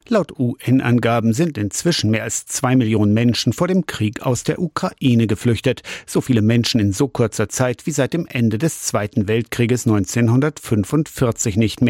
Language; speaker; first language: German; native; German